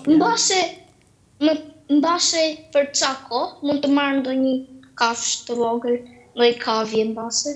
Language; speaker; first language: Albanian; early bilingual, heritage; Albanian